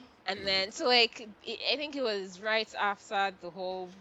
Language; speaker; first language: English; non-native, local second language; Yoruba